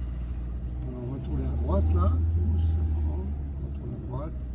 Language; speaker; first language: French; native; French